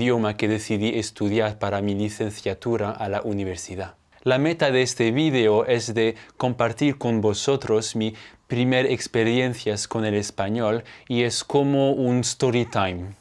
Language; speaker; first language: Spanish; non-native, fluent; French